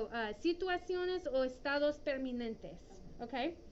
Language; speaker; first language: Spanish; non-native, fluent; English